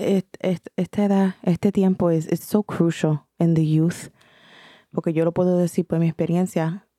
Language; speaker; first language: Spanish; early bilingual, heritage; Spanish